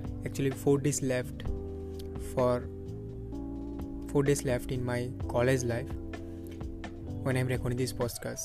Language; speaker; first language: English; non-native, local second language; Bangla